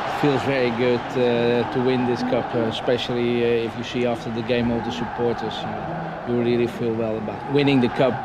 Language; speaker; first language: English; non-native, fluent; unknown